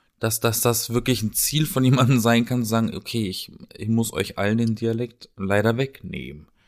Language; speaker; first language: German; native; German